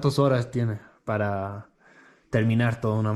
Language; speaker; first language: Spanish; non-native, learner; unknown